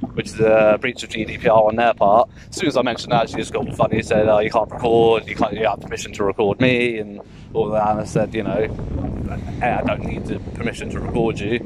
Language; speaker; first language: English; native; English